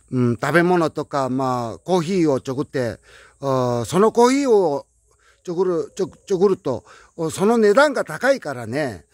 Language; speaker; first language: Japanese; non-native, learner; Korean